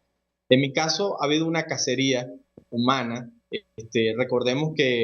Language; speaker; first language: Spanish; native; Spanish